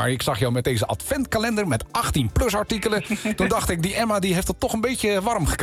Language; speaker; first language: Dutch; native; Dutch